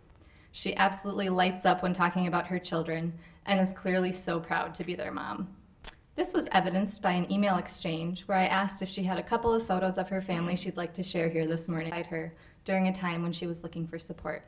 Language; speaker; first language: English; native; English